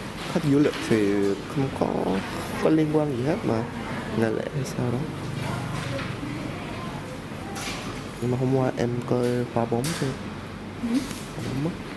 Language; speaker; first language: Vietnamese; non-native, fluent; Japanese